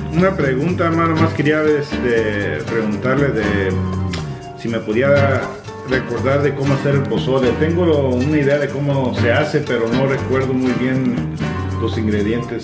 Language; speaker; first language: Spanish; early bilingual, other home language; English